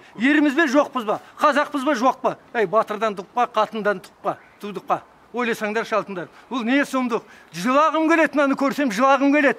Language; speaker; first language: Kazakh; native; Kazakh